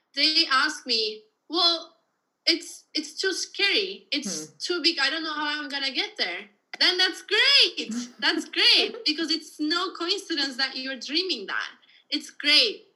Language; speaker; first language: English; non-native, fluent; Turkish